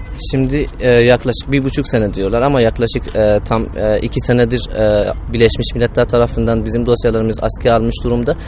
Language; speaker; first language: Turkish; non-native, fluent; Persian